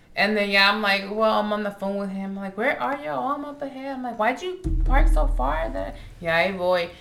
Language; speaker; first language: English; early bilingual, other home language; Spanish